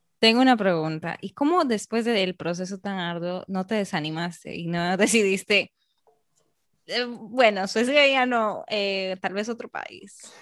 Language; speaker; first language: Spanish; native; Spanish